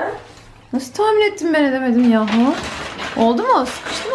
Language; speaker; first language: Turkish; native; Turkish